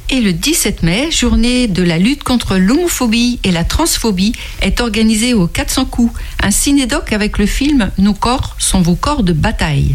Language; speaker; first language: French; native; French